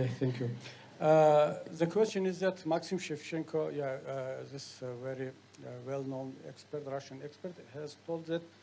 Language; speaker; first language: English; non-native, learner; Tajik